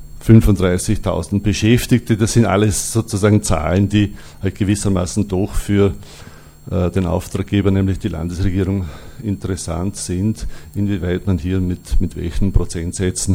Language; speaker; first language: German; native; German